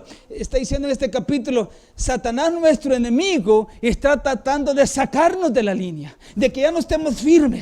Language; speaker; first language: Spanish; native; Spanish